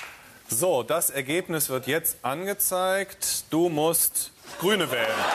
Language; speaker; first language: German; native; German